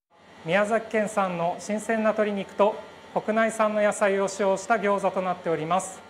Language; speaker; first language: Japanese; native; Japanese